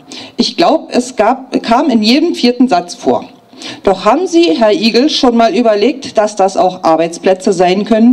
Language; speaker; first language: German; native; German